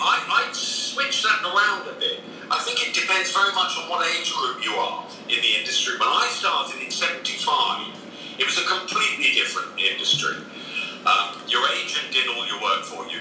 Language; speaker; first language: English; native; English